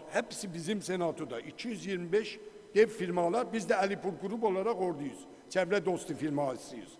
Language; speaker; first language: Turkish; non-native, fluent; Persian